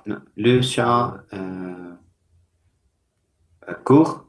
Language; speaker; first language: French; non-native, learner; Spanish